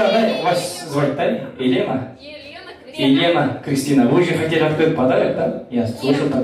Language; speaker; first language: Russian; non-native, local second language; Kyrgyz